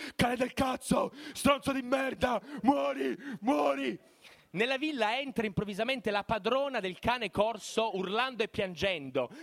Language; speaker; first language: Italian; native; Italian